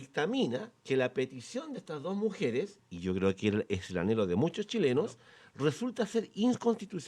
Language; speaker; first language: Spanish; native; Spanish